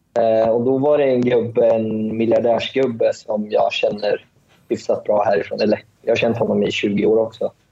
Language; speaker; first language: Swedish; early bilingual, other home language; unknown